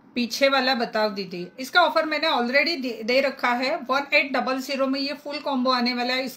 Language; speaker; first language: Hindi; non-native, local second language; Marathi